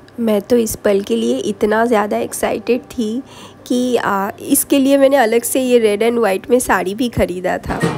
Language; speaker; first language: Hindi; non-native, local second language; Bangla